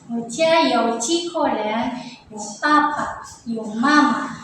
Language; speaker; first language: Chinese; non-native, learner; Indonesian